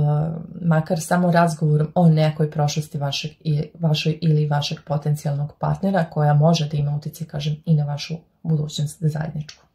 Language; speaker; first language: Serbian; native; Serbian